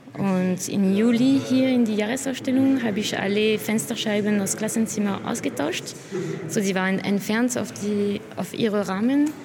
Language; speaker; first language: German; non-native, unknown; French